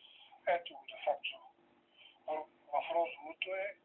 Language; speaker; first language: Bulgarian; native; Bulgarian